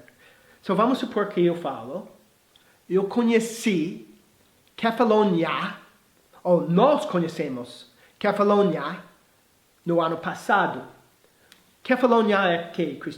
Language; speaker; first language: Portuguese; non-native, fluent; English